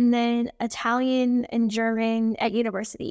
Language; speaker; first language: English; native; English